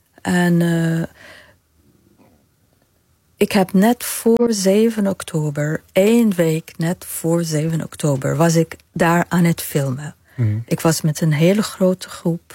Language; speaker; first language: Dutch; non-native, fluent; Arabic